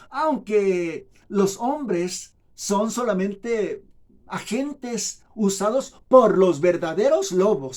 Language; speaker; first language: Spanish; native; Spanish